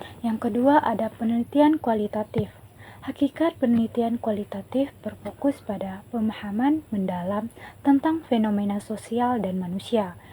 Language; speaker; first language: Indonesian; native; Indonesian